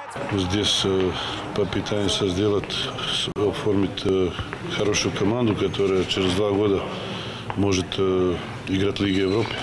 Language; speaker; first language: Russian; non-native, fluent; Serbian